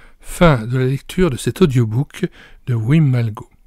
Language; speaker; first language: French; native; French